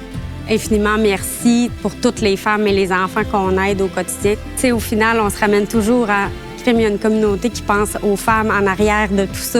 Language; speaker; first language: French; native; French